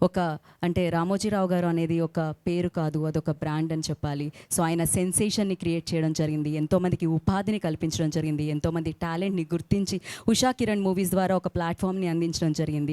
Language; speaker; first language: Telugu; native; Telugu